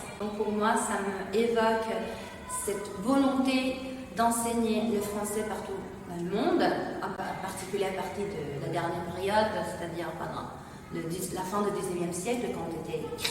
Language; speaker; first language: French; non-native, fluent; Italian